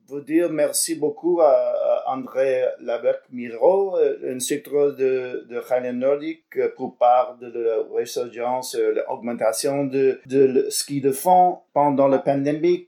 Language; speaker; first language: French; non-native, learner; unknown